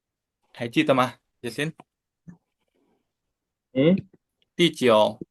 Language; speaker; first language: Chinese; non-native, fluent; Indonesian